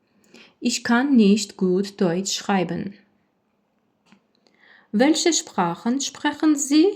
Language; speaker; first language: German; non-native, fluent; Armenian